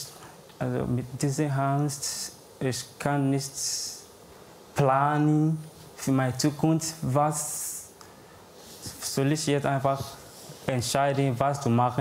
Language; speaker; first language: German; non-native, learner; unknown